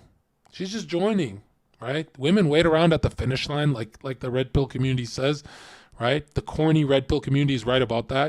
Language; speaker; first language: English; native; English